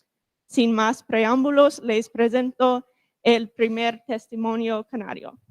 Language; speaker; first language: Spanish; non-native, fluent; English